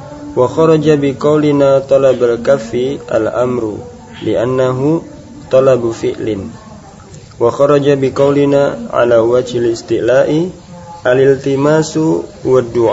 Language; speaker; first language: Arabic; non-native, learner; Indonesian